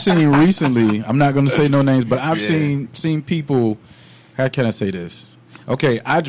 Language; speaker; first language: English; native; English